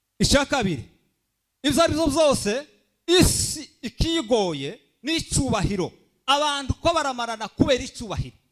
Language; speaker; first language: Kinyarwanda; early bilingual, heritage; Kinyarwanda